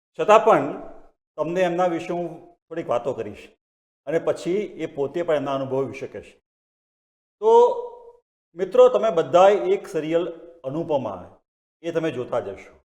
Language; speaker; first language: Gujarati; native; Gujarati